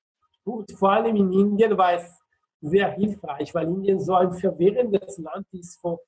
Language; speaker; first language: German; non-native, fluent; Italian